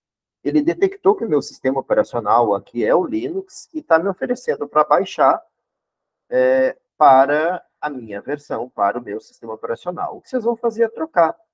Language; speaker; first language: Portuguese; native; Portuguese